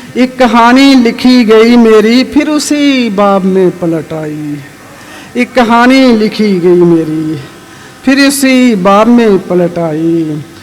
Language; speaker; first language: Urdu; non-native, local second language; Punjabi